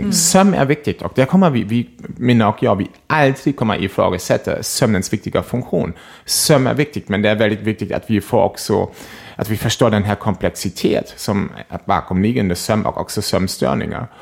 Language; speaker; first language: Swedish; non-native, fluent; German